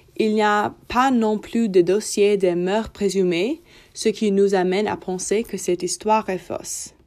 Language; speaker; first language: French; non-native, learner; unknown